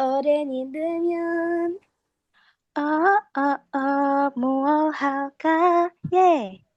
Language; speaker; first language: Korean; non-native, learner; Indonesian